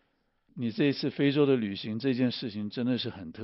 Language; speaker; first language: Chinese; native; Chinese